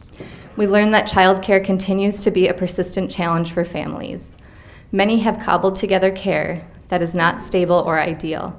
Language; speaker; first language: English; native; English